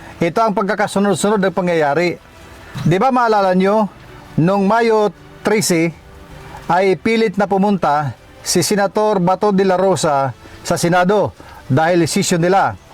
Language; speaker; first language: Filipino; non-native, local second language; Waray